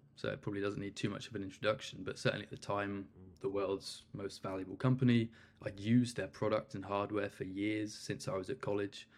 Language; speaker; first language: English; native; English